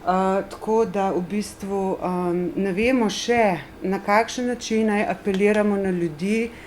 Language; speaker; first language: Slovenian; native; Slovenian